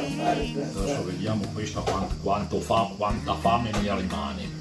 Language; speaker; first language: Italian; native; Italian